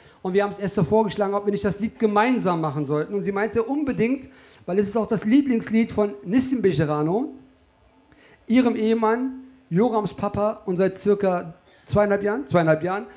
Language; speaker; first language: German; early bilingual, other home language; Turkish